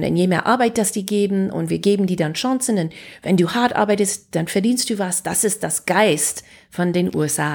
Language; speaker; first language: German; non-native, fluent; English